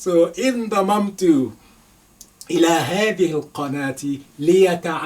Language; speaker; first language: Arabic; non-native, fluent; Yoruba